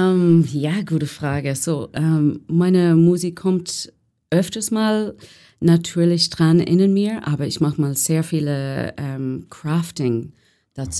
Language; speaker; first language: German; non-native, fluent; English